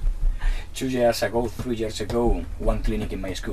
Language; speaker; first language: English; non-native, learner; Spanish